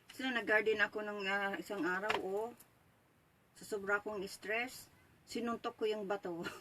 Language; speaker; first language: Filipino; native; Filipino